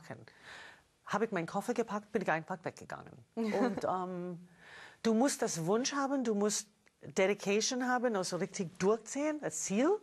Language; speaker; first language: German; non-native, fluent; English